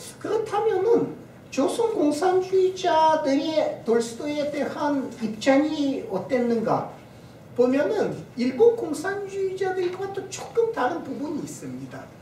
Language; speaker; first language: Korean; non-native, fluent; Russian